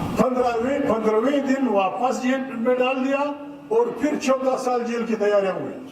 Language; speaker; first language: Urdu; non-native, local second language; Pashto